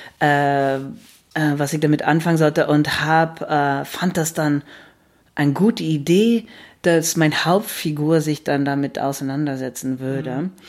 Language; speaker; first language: German; non-native, fluent; Dutch